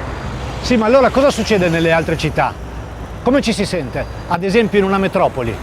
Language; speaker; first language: Italian; native; Italian